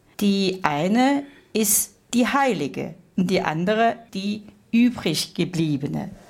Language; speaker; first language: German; non-native, fluent; Chinese